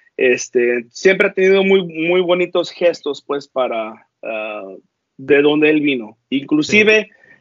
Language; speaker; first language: Spanish; early bilingual, heritage; Spanish